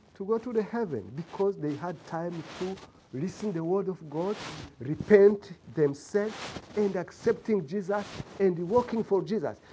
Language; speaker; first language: English; non-native, local second language; Kinyarwanda